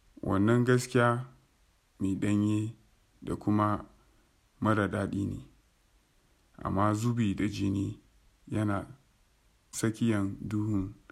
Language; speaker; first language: Hausa; non-native, local second language; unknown